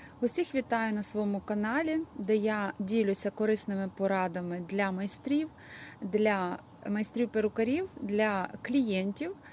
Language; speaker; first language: Ukrainian; native; Ukrainian